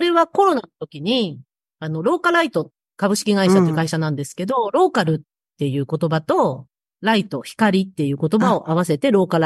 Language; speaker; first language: Japanese; native; Japanese